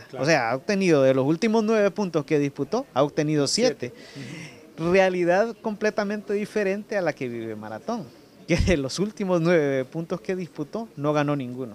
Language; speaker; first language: Spanish; native; Spanish